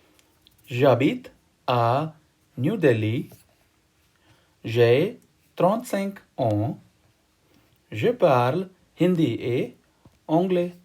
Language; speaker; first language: French; non-native, learner; Hindi